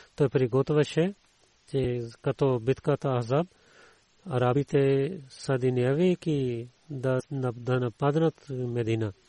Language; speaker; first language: Bulgarian; non-native, learner; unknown